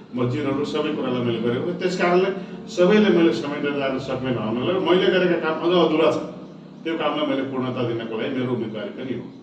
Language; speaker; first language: Nepali; non-native, local second language; Dangaura Tharu